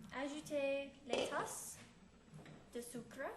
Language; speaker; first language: French; non-native, learner; English